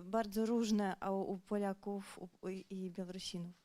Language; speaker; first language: Polish; non-native, fluent; Belarusian